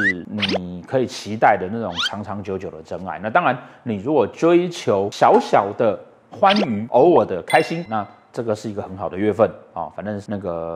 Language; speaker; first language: Chinese; native; Chinese